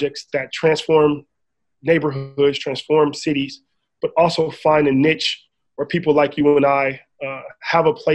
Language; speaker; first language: English; native; English